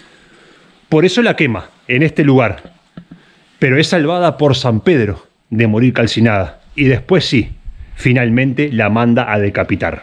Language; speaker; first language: Spanish; native; Spanish